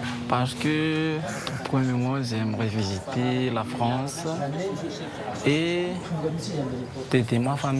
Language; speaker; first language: French; non-native, local second language; Malagasy